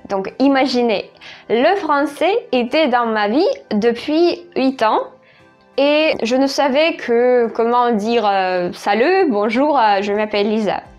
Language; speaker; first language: French; non-native, fluent; Russian